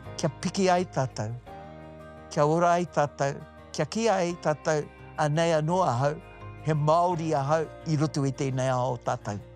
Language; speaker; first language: Māori; native; Māori